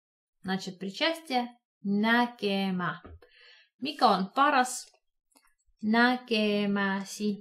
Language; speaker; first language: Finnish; non-native, fluent; Russian